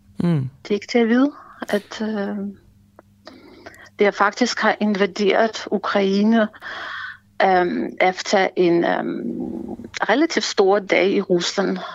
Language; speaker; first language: Danish; non-native, fluent; Ukrainian